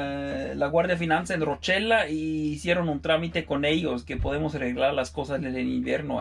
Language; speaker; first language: Spanish; non-native, fluent; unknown